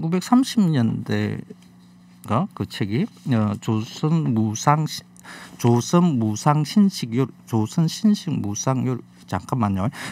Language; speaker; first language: Korean; native; Korean